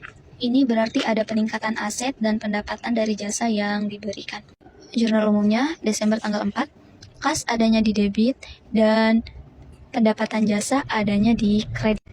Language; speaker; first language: Indonesian; native; Indonesian